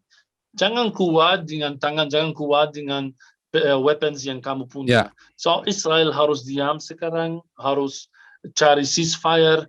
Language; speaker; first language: Indonesian; non-native, fluent; Arabic